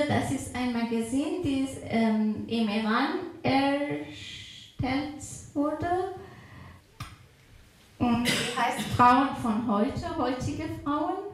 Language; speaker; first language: German; non-native, fluent; Persian